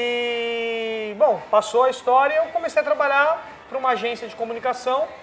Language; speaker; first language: Portuguese; native; Portuguese